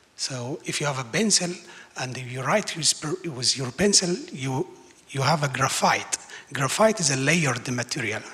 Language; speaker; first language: English; non-native, fluent; Arabic